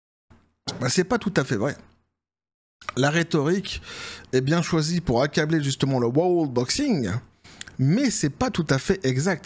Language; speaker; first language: French; native; French